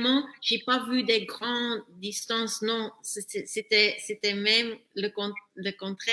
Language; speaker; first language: French; non-native, fluent; Dutch